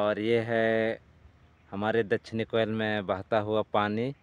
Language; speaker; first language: Hindi; native; Hindi